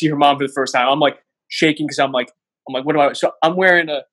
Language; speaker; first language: English; native; English